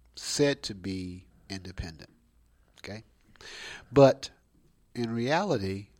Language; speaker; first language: English; native; English